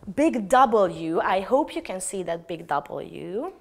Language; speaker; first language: English; non-native, fluent; Hungarian